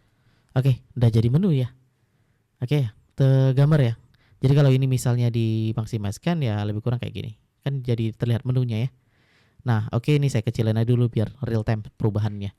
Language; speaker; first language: Indonesian; native; Indonesian